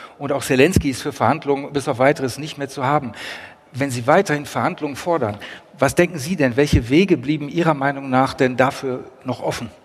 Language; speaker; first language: German; native; German